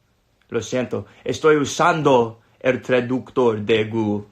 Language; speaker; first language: Spanish; non-native, learner; English